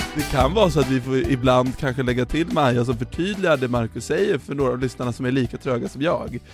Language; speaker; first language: Swedish; native; Swedish